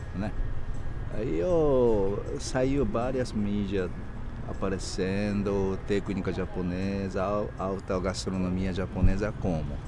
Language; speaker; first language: Portuguese; non-native, fluent; Japanese